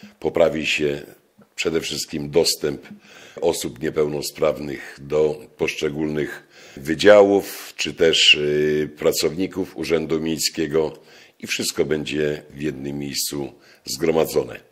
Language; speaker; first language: Polish; native; Polish